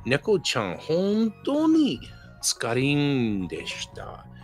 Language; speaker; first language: Japanese; non-native, learner; English